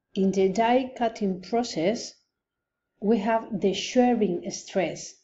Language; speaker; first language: English; non-native, fluent; Spanish